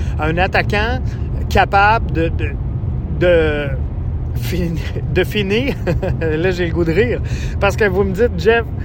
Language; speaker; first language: French; native; French